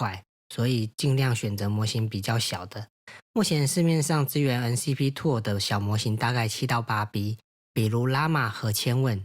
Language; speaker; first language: Chinese; native; Chinese